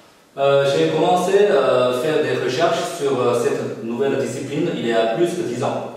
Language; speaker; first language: French; non-native, fluent; Chinese